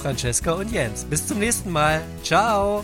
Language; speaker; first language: German; native; German